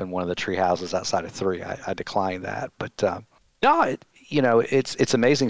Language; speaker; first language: English; native; English